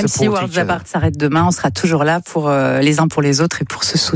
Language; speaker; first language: French; native; French